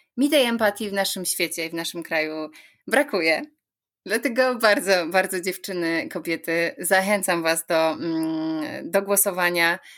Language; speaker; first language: Polish; native; Polish